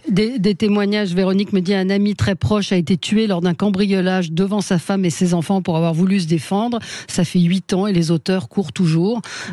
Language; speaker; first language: French; native; French